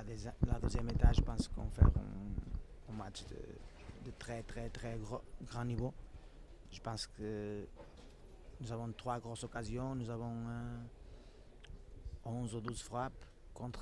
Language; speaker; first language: French; non-native, learner; Portuguese